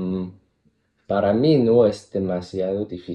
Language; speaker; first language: Spanish; non-native, learner; Cantonese